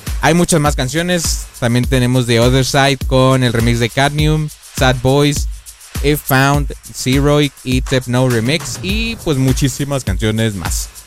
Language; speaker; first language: Spanish; native; Spanish